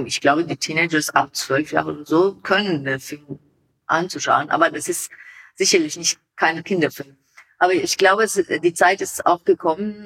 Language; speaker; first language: German; non-native, learner; Persian